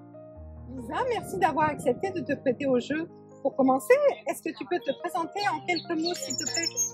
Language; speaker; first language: French; native; French